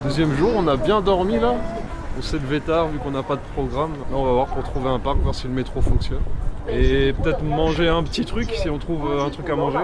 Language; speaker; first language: French; native; French